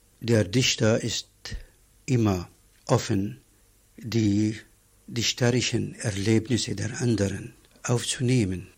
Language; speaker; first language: German; non-native, fluent; Arabic